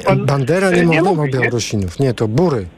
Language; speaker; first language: Polish; native; Polish